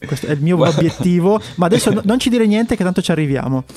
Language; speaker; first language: Italian; native; Italian